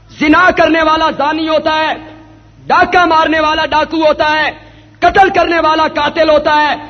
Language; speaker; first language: Urdu; non-native, local second language; Punjabi